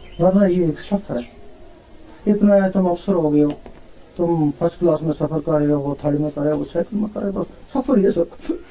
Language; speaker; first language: Urdu; non-native, local second language; Punjabi